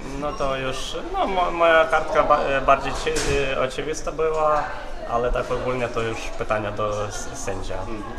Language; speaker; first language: Polish; non-native, fluent; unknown